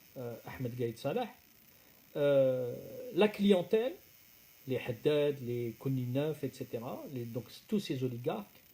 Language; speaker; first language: French; non-native, local second language; Arabic